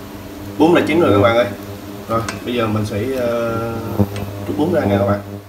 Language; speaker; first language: Vietnamese; native; Vietnamese